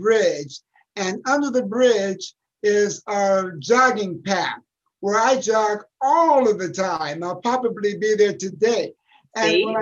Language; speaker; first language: English; native; English